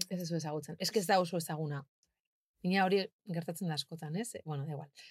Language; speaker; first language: Basque; non-native, local second language; Spanish